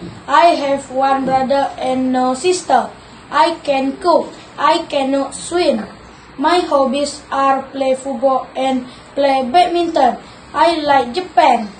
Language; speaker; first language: English; non-native, learner; Iban